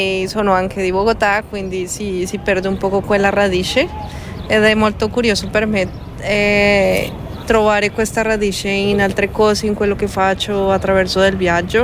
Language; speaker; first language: Italian; non-native, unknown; Spanish